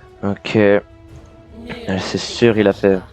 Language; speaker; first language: French; native; French